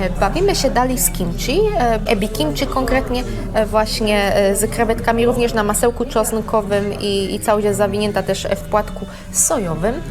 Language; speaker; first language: Polish; native; Polish